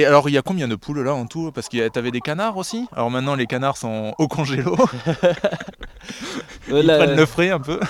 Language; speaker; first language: French; native; French